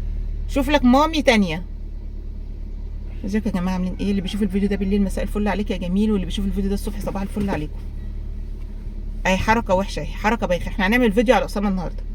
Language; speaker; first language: Arabic; native; Arabic